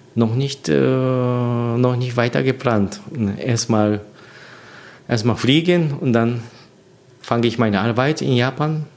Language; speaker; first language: German; non-native, learner; Japanese